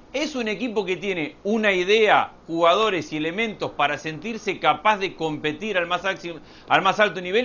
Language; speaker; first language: Spanish; native; Spanish